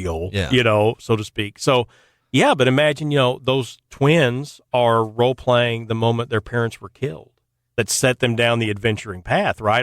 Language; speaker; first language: English; native; English